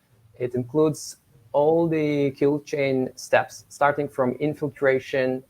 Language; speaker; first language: English; non-native, fluent; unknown